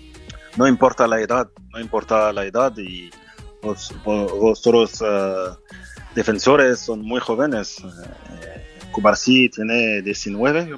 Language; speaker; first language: Spanish; non-native, fluent; French